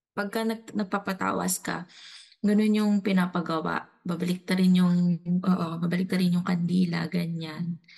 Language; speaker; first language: Filipino; non-native, local second language; Cebuano